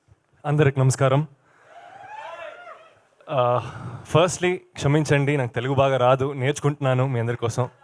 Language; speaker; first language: Telugu; non-native, learner; Kannada